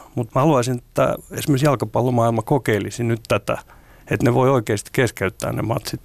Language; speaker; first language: Finnish; non-native, local second language; Swedish